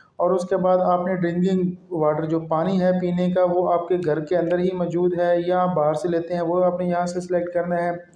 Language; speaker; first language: Urdu; non-native, local second language; Punjabi